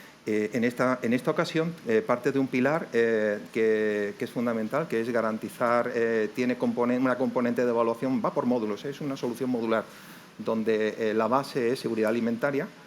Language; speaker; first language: Spanish; native; Spanish